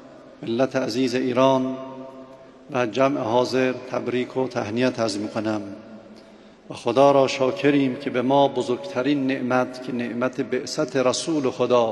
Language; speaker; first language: Persian; native; Persian